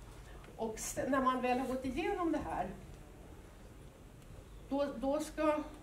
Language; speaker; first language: Swedish; native; Swedish